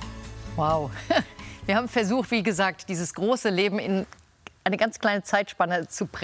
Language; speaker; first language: German; native; German